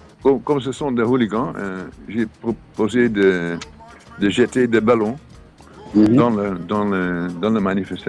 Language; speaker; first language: French; non-native, fluent; Dutch